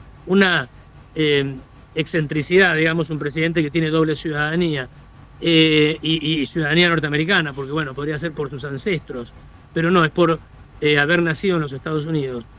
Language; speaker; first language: Spanish; native; Spanish